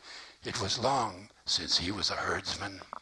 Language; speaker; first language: English; native; English